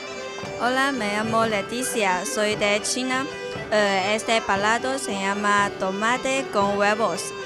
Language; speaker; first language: Spanish; non-native, learner; Chinese